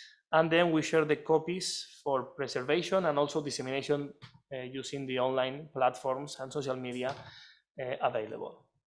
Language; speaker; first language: English; non-native, fluent; Spanish